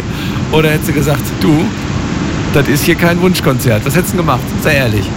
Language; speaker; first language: German; native; German